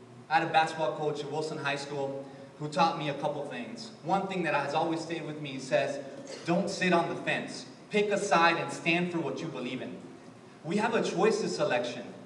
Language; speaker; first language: English; early bilingual, other home language; Spanish